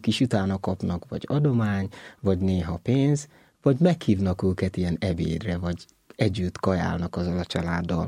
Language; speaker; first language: Hungarian; non-native, learner; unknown